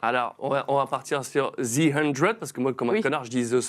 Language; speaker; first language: French; native; French